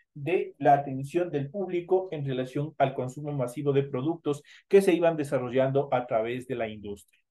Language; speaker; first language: Spanish; native; Spanish